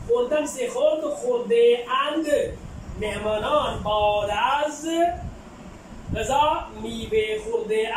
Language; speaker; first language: Persian; non-native, fluent; Urdu